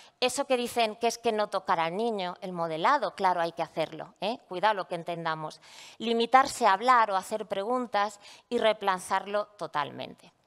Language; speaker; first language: Spanish; native; Spanish